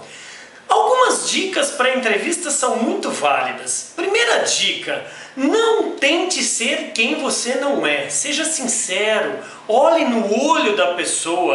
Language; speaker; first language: Portuguese; native; Portuguese